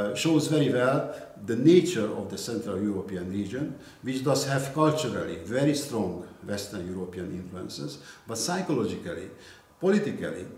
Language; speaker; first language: English; non-native, fluent; Hungarian